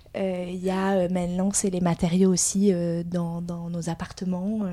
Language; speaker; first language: French; native; French